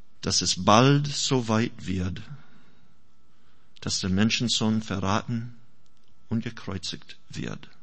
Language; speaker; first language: German; non-native, fluent; English